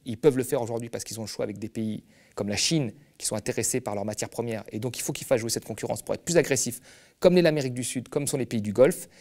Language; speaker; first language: French; native; French